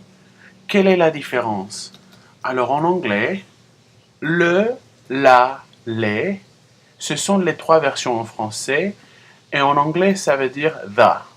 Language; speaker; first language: French; non-native, fluent; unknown